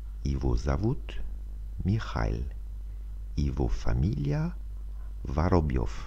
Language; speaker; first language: Russian; non-native, fluent; French